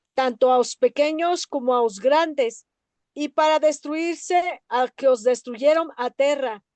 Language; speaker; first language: Spanish; native; Spanish